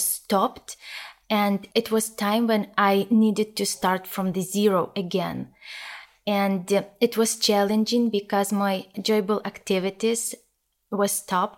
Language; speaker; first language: English; non-native, learner; Ukrainian